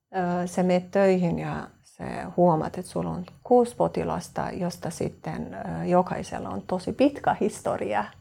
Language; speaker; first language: Finnish; non-native, fluent; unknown